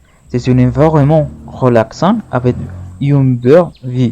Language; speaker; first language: French; non-native, learner; Spanish